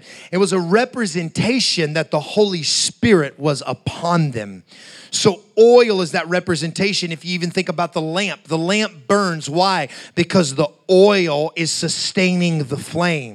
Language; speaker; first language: English; native; English